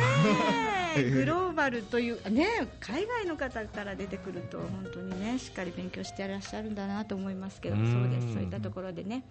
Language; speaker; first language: Japanese; native; Japanese